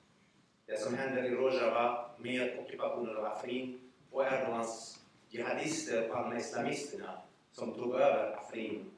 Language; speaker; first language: Swedish; early bilingual, other home language; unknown